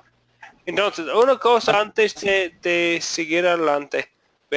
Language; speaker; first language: Spanish; non-native, fluent; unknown